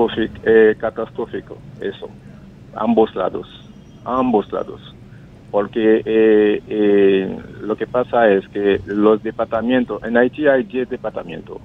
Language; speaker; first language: Spanish; non-native, fluent; Haitian Creole